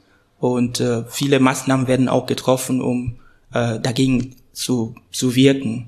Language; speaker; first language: German; non-native, fluent; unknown